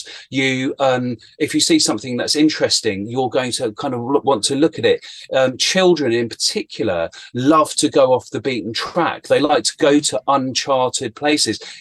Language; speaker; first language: English; native; English